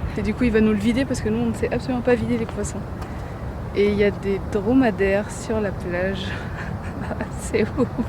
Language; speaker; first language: French; native; French